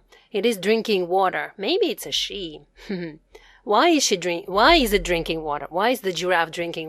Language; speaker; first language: English; non-native, fluent; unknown